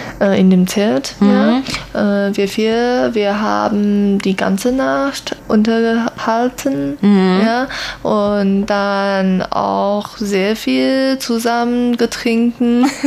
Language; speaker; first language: German; non-native, learner; Chinese